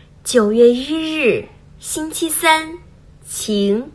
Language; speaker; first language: Chinese; non-native, learner; Vietnamese